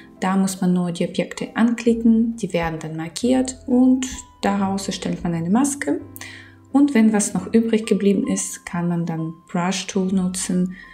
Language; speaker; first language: German; non-native, fluent; Ukrainian